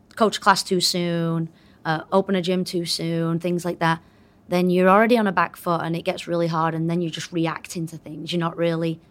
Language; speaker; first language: English; native; English